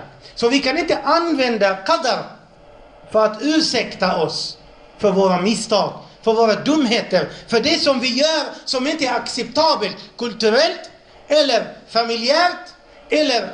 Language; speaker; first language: Swedish; non-native, local second language; Arabic